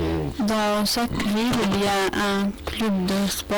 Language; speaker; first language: French; non-native, learner; Arabic